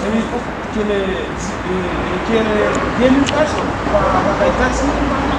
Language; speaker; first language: Spanish; non-native, learner; Haitian Creole